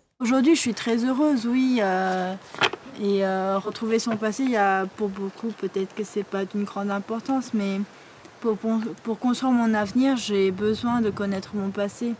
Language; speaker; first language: French; early bilingual, other home language; Korean